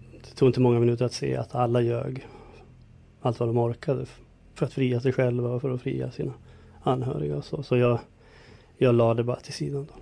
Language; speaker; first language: Swedish; native; Swedish